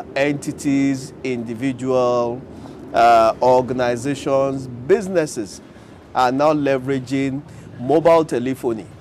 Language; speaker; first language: English; non-native, local second language; Yoruba